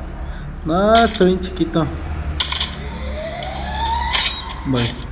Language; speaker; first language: Spanish; native; Spanish